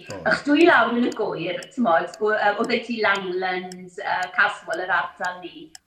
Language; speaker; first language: Welsh; non-native, local second language; English